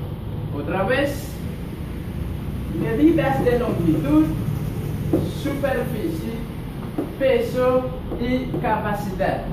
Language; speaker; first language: Spanish; non-native, fluent; Haitian Creole